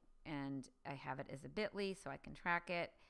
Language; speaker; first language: English; native; English